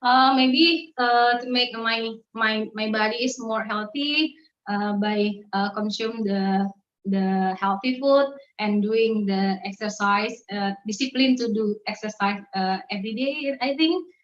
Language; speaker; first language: English; non-native, learner; Indonesian